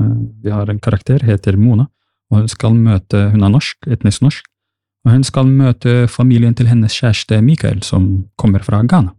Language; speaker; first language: Norwegian; early bilingual, other home language; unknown